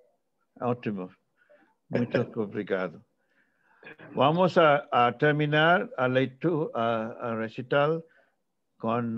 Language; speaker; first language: Portuguese; non-native, fluent; English